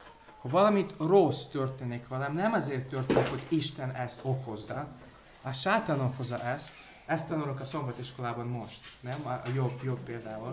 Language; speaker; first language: Hungarian; non-native, learner; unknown